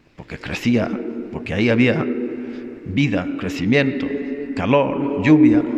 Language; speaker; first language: Spanish; non-native, fluent; English